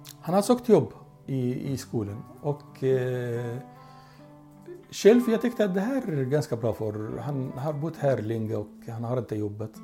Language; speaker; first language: Swedish; non-native, local second language; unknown